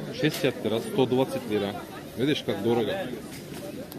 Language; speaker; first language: Russian; non-native, learner; Turkish